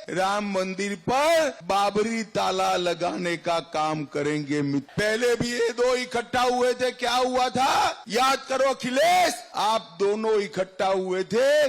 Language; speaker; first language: Hindi; non-native, local second language; Gujarati